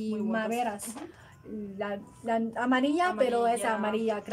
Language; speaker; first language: Spanish; non-native, learner; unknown